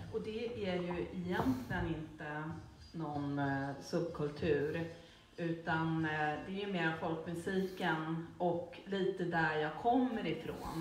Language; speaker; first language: Swedish; native; Swedish